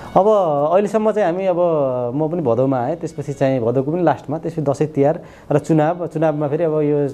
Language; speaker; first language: Nepali; native; Nepali